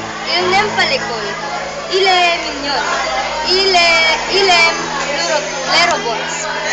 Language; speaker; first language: French; non-native, learner; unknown